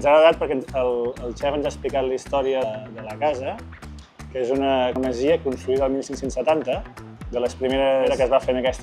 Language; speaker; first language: Catalan; native; Catalan